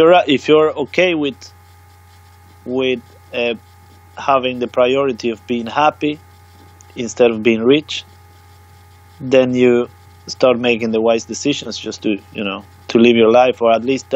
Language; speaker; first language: English; non-native, fluent; Swedish